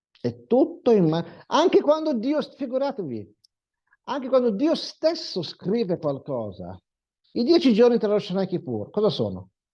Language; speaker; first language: Italian; non-native, fluent; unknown